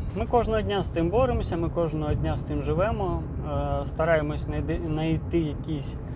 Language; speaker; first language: Ukrainian; non-native, local second language; Russian